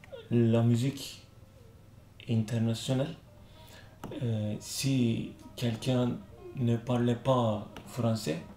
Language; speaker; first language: French; non-native, learner; Turkish